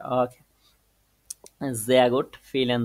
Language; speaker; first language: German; non-native, fluent; Bangla